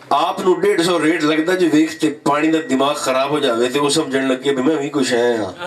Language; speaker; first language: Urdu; non-native, local second language; Punjabi